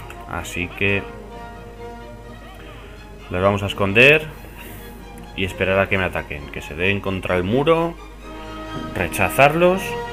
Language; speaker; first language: Spanish; native; Spanish